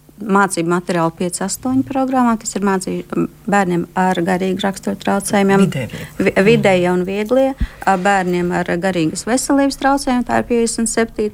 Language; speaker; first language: Latvian; native; Latvian